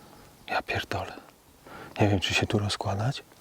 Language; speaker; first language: Polish; native; Polish